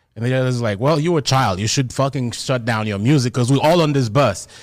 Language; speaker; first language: English; non-native, fluent; Haitian Creole